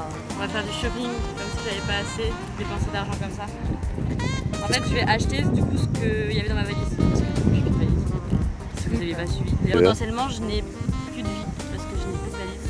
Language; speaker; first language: French; native; French